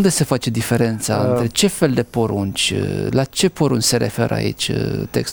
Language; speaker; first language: Romanian; native; Romanian